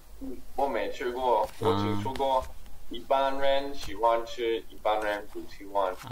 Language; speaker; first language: Chinese; non-native, learner; English